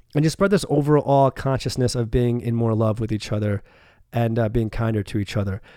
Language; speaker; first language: English; native; English